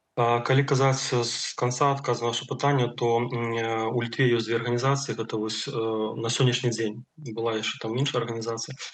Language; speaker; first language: Belarusian; non-native, local second language; Russian